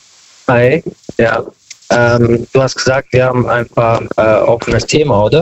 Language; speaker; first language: German; early bilingual, other home language; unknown